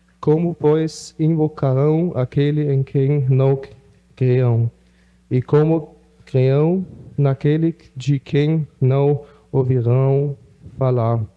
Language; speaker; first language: Portuguese; non-native, local second language; German